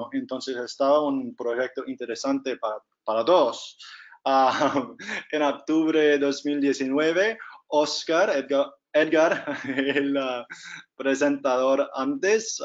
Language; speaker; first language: Spanish; non-native, fluent; English